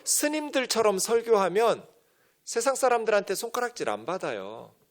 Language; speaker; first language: Korean; native; Korean